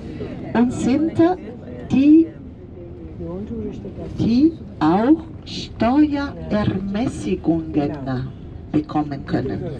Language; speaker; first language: German; non-native, fluent; Italian